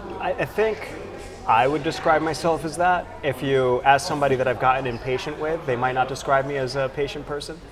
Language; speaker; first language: English; early bilingual, other home language; Spanish